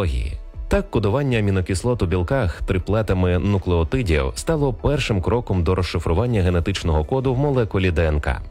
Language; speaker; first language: Ukrainian; native; Ukrainian